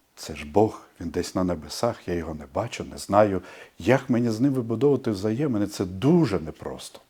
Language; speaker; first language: Ukrainian; native; Ukrainian